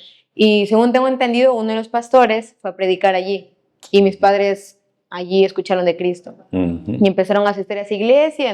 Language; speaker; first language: Spanish; native; Spanish